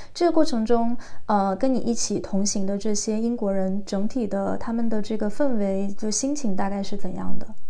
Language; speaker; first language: Chinese; native; Chinese